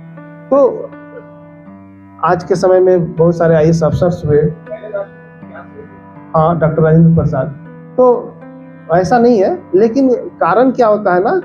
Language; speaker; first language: Hindi; native; Hindi